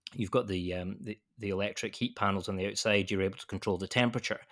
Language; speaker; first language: English; native; English